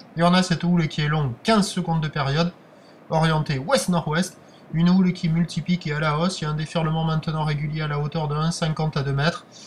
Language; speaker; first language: French; native; French